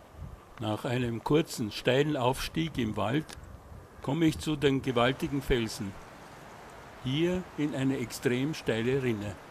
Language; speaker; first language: German; native; German